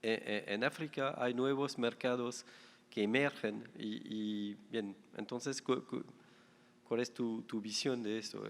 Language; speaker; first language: Spanish; non-native, fluent; French